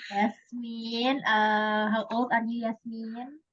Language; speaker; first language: English; non-native, fluent; Indonesian